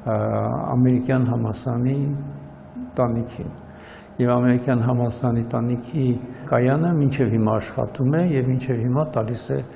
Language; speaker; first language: Armenian; native; Armenian